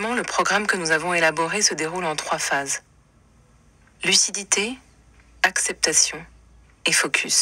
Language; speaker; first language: French; native; French